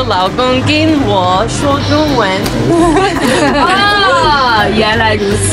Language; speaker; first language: Chinese; non-native, learner; English